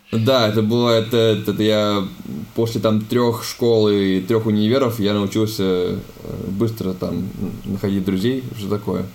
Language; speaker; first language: Russian; native; Russian